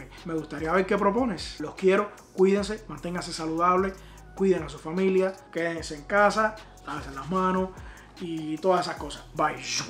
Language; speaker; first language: Spanish; native; Spanish